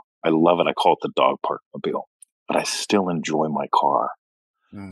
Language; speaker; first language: English; native; English